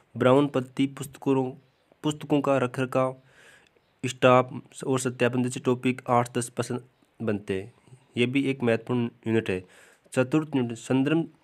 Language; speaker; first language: Hindi; native; Hindi